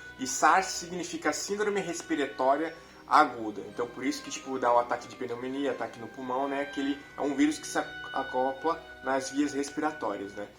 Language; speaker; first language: Portuguese; native; Portuguese